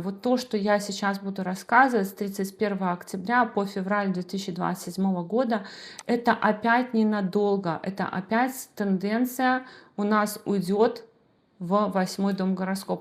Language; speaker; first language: Russian; native; Russian